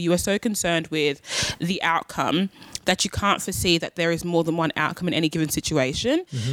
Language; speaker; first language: English; native; English